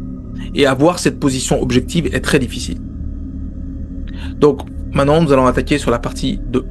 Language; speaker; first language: French; native; French